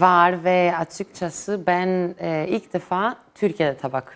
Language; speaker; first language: Turkish; non-native, fluent; Greek